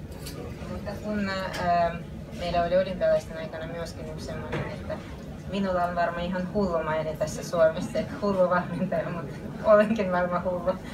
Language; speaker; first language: Finnish; non-native, fluent; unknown